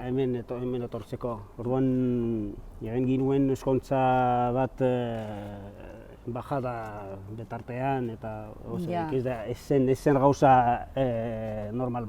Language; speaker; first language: Basque; non-native, fluent; Arabic